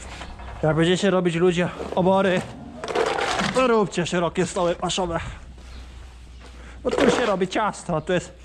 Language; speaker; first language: Polish; native; Polish